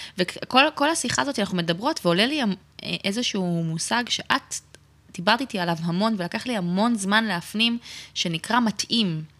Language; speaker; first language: Hebrew; native; Hebrew